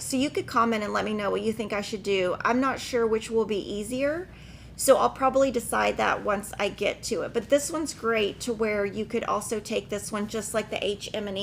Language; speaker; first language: English; native; English